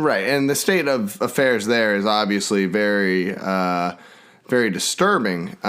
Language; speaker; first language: English; native; English